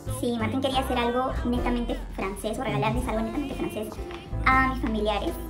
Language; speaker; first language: Spanish; native; Spanish